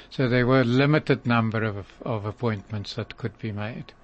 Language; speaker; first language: English; native; English